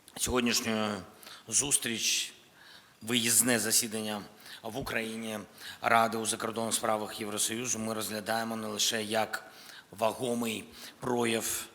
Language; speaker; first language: Ukrainian; non-native, local second language; Russian